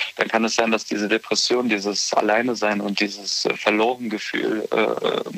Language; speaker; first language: German; native; German